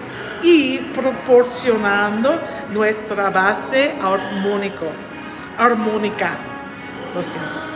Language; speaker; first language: Spanish; non-native, learner; English